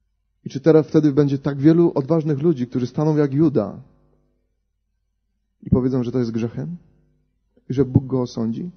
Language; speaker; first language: Polish; native; Polish